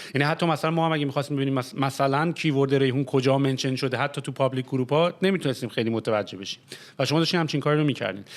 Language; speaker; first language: Persian; early bilingual, heritage; Persian